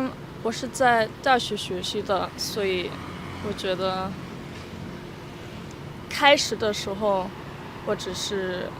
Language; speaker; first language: Chinese; non-native, fluent; German